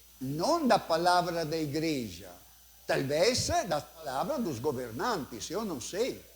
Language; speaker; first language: Portuguese; non-native, fluent; Italian